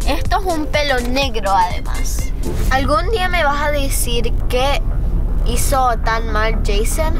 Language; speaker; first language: Spanish; early bilingual, heritage; Spanish